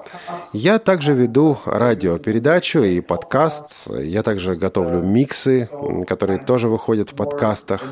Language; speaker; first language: Russian; non-native, fluent; German